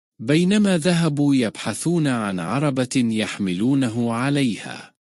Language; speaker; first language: Arabic; non-native, fluent; Turkish